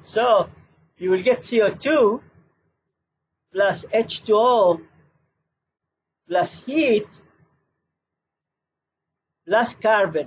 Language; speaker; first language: English; non-native, fluent; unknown